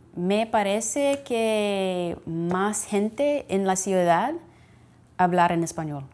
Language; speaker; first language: Spanish; non-native, learner; English